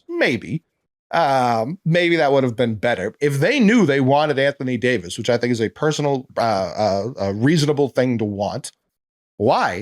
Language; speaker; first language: English; native; English